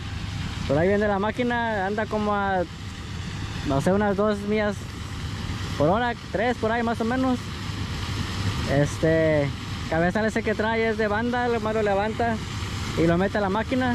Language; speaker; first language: Spanish; native; Spanish